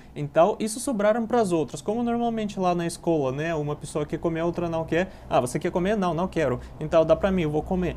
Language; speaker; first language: Portuguese; non-native, learner; Russian